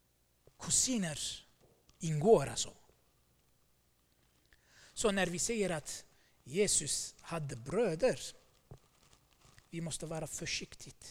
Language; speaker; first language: Swedish; non-native, fluent; Armenian